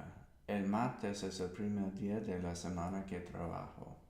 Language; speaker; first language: Spanish; non-native, learner; English